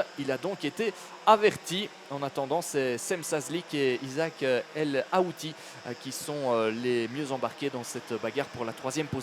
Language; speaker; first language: French; native; French